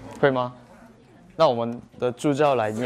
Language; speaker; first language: Chinese; non-native, learner; Korean